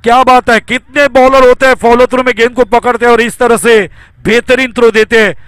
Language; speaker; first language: Hindi; non-native, local second language; Marathi